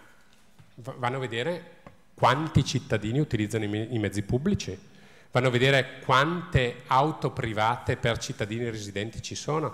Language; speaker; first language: Italian; native; Italian